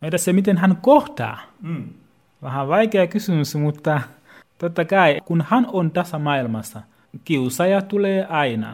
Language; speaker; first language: Finnish; non-native, fluent; Swahili